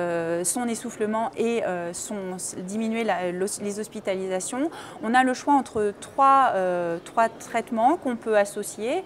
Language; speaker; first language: French; native; French